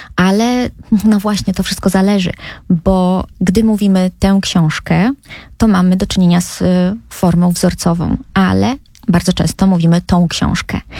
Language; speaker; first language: Polish; native; Polish